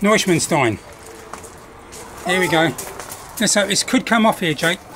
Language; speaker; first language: English; native; English